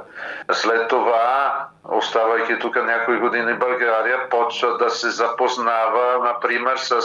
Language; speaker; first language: Bulgarian; non-native, fluent; Italian